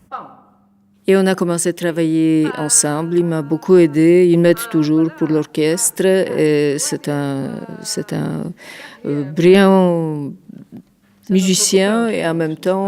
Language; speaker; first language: French; non-native, fluent; Polish